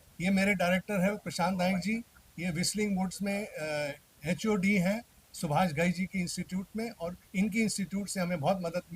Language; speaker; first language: Hindi; native; Hindi